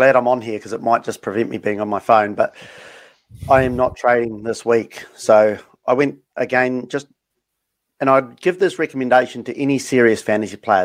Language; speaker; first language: English; native; English